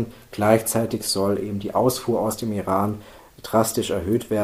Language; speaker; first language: German; native; German